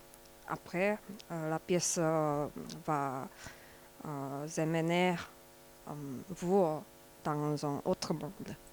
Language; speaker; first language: French; non-native, learner; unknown